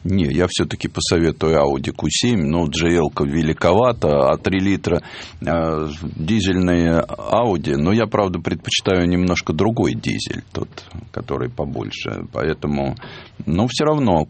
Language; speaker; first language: Russian; native; Russian